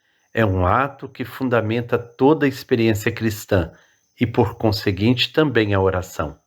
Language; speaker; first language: Portuguese; native; Portuguese